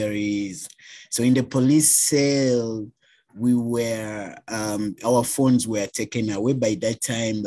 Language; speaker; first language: English; non-native, local second language; Ganda